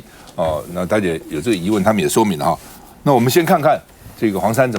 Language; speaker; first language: Chinese; native; Chinese